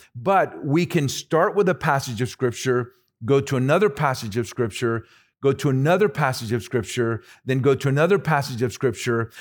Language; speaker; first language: English; early bilingual, other home language; Spanish